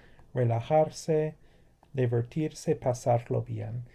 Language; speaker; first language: Spanish; non-native, fluent; English